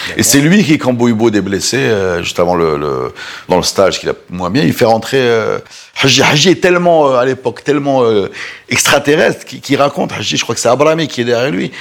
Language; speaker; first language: French; non-native, local second language; Arabic